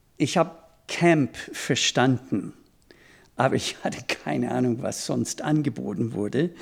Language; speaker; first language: German; non-native, fluent; English